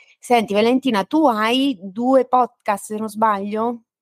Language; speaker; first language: Italian; native; Italian